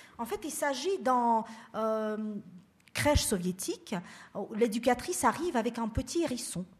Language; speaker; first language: French; non-native, fluent; Russian